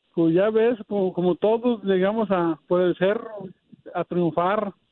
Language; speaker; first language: Spanish; native; Spanish